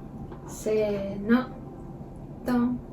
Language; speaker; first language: Japanese; non-native, fluent; Filipino